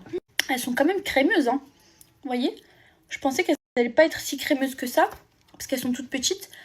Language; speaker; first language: French; native; French